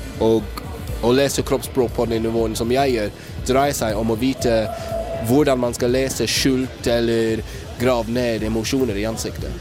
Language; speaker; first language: Norwegian; non-native, fluent; English